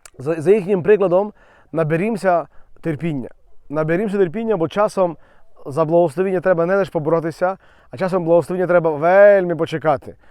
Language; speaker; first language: Ukrainian; native; Ukrainian